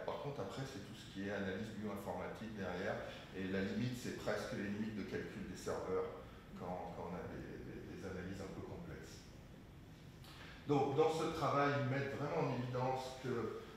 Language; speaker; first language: French; native; French